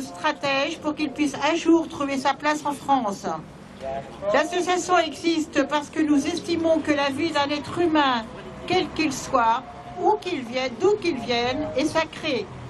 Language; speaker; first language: French; native; French